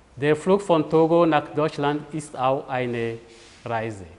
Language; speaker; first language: German; non-native, fluent; French